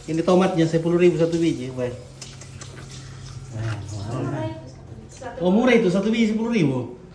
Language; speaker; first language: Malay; non-native, local second language; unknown